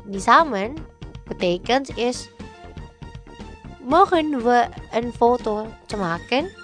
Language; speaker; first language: Dutch; non-native, fluent; Indonesian